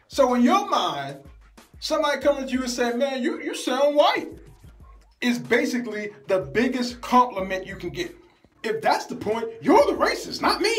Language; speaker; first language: English; native; English